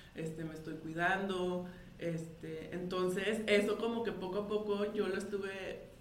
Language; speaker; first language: Spanish; native; Spanish